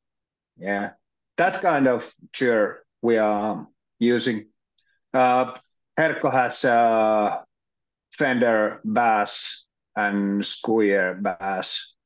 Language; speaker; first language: English; non-native, learner; Finnish